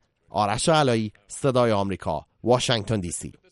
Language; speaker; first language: Persian; native; Persian